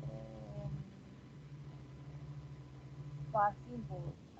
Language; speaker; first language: English; non-native, learner; Spanish